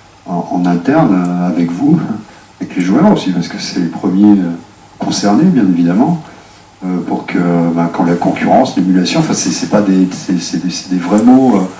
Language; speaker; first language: French; native; French